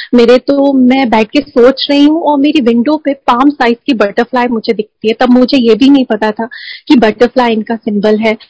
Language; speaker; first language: Hindi; native; Hindi